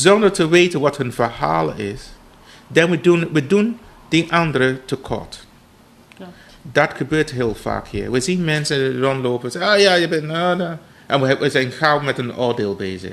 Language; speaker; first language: Dutch; non-native, fluent; English